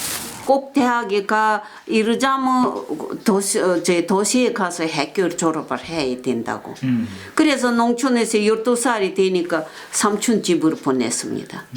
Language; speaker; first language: Korean; early bilingual, heritage; Korean